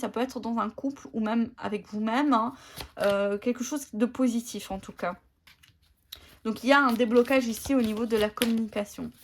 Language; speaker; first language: French; native; French